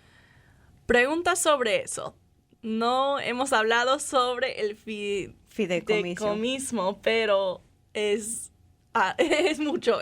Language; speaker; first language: Spanish; non-native, fluent; English